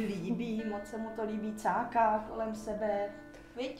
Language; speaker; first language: Czech; native; Czech